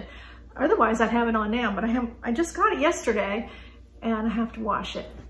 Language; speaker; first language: English; native; English